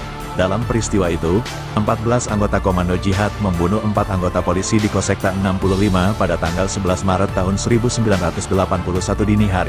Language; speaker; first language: Indonesian; native; Indonesian